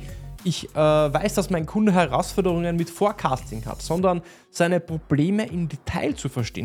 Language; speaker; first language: German; native; German